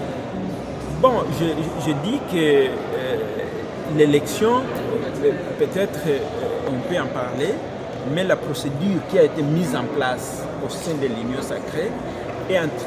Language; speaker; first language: French; non-native, local second language; Swahili